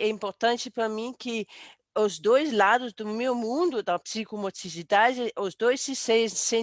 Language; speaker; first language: Portuguese; non-native, fluent; Danish